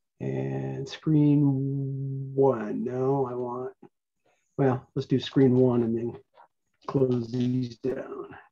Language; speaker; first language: English; native; English